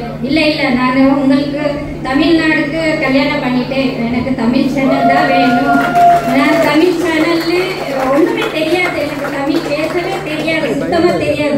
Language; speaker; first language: Tamil; non-native, learner; Kannada